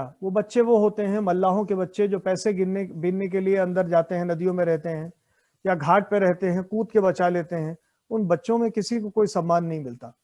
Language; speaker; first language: Hindi; native; Hindi